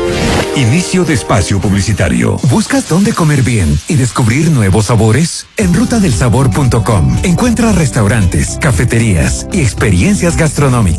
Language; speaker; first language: Spanish; native; Spanish